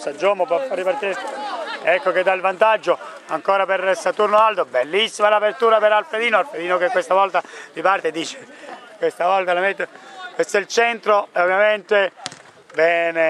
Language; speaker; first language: Italian; native; Italian